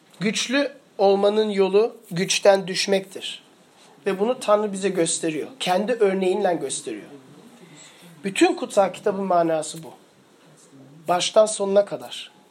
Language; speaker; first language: Turkish; early bilingual, heritage; Turkish